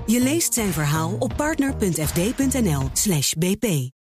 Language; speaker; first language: Dutch; native; Dutch